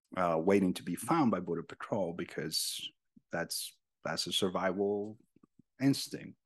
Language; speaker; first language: English; non-native, fluent; Spanish